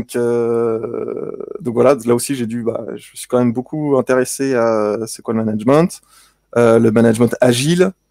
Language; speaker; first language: French; native; French